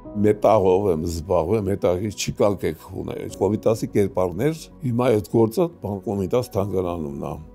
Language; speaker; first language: Armenian; early bilingual, heritage; Armenian